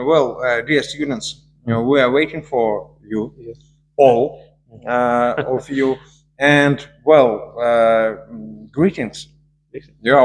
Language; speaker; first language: English; non-native, learner; Russian